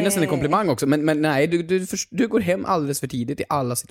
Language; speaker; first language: Swedish; native; Swedish